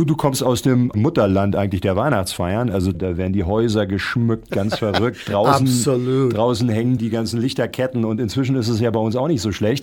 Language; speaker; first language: German; native; German